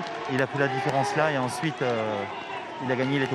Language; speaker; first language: French; native; French